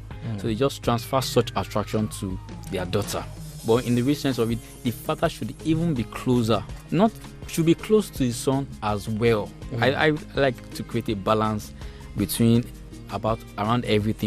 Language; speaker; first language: English; non-native, local second language; Yoruba